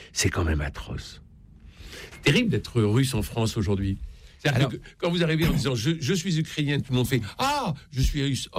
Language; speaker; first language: French; native; French